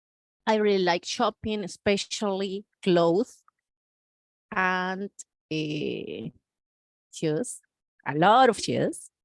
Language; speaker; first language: English; non-native, learner; Spanish